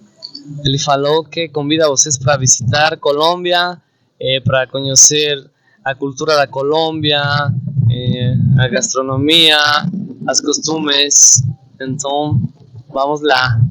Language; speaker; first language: Portuguese; non-native, fluent; Spanish